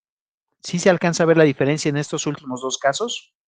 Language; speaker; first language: Spanish; native; Spanish